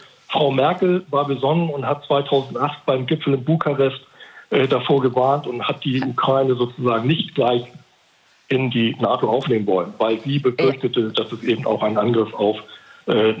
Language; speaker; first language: German; native; German